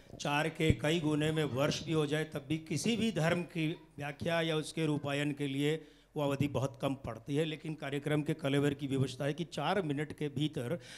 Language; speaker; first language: Hindi; native; Hindi